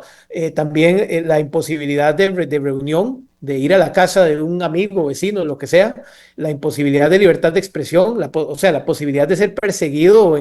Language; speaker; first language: Spanish; native; Spanish